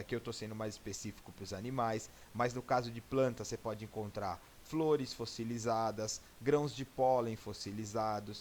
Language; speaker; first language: Portuguese; native; Portuguese